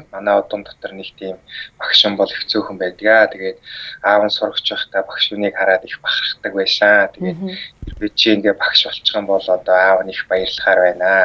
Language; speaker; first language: Mongolian; native; Mongolian